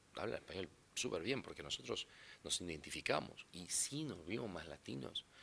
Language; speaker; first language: Spanish; non-native, fluent; Portuguese